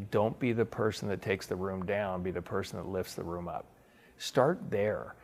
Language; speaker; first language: English; native; English